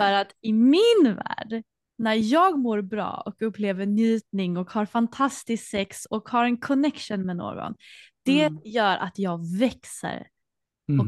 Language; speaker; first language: Swedish; native; Swedish